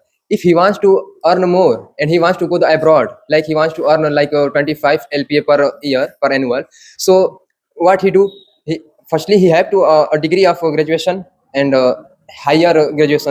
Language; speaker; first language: English; non-native, learner; Hindi